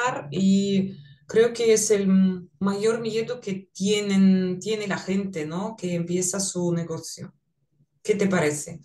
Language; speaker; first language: Spanish; non-native, fluent; Russian